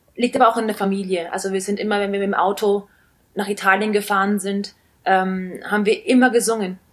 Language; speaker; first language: German; early bilingual, other home language; Italian